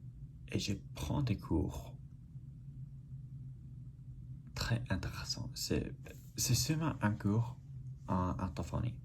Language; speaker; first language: French; non-native, learner; English